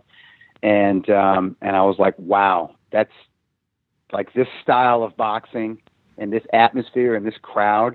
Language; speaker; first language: English; native; English